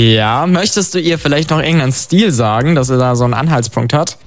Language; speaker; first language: German; native; German